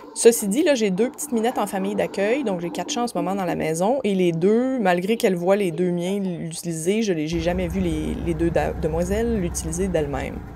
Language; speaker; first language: French; native; French